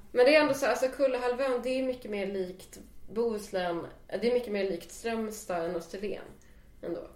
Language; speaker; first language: Swedish; native; Swedish